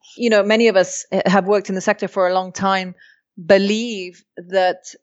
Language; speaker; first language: English; native; English